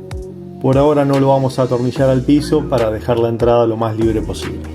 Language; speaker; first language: Spanish; native; Spanish